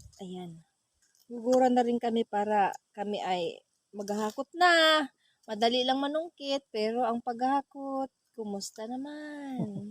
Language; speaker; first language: Filipino; native; Filipino